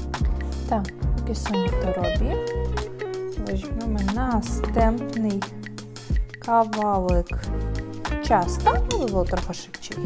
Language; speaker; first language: Polish; non-native, fluent; Ukrainian